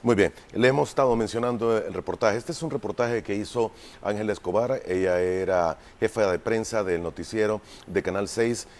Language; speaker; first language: Spanish; native; Spanish